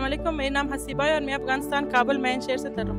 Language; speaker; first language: Urdu; non-native, fluent; Persian